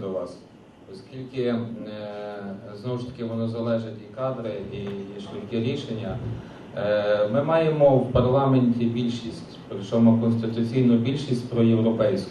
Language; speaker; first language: Ukrainian; native; Ukrainian